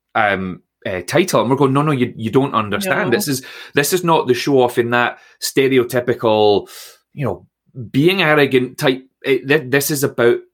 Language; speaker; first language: English; native; English